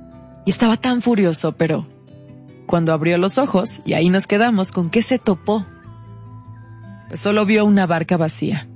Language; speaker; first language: Spanish; native; Spanish